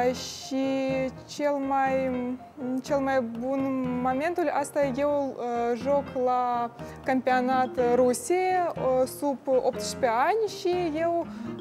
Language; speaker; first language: Romanian; non-native, learner; Russian